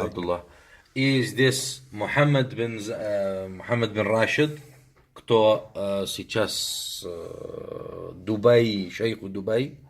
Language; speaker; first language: Russian; non-native, learner; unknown